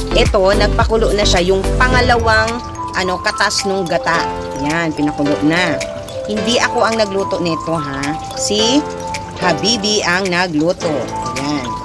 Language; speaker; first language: Filipino; non-native, local second language; Cebuano